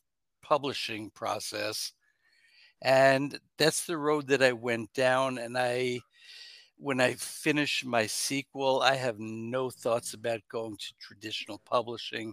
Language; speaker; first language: English; native; English